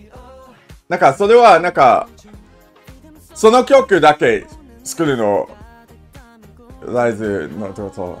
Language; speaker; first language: Japanese; non-native, learner; English